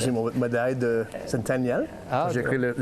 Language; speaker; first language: French; non-native, learner; English